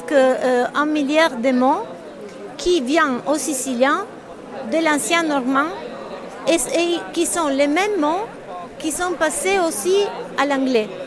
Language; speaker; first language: French; non-native, fluent; Italian